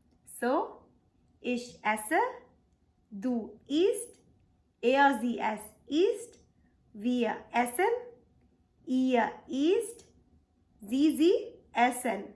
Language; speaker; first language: German; non-native, fluent; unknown